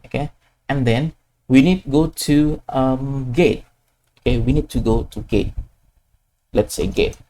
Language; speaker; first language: English; non-native, fluent; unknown